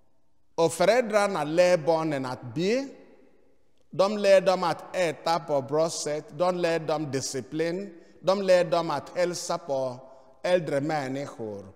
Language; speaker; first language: Swedish; non-native, fluent; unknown